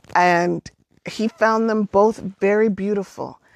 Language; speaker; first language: English; native; English